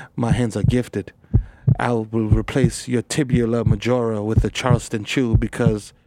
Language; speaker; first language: English; early bilingual, other home language; Spanish